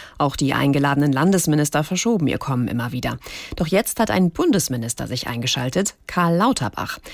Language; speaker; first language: German; native; German